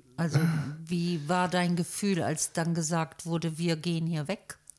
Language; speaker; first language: German; native; German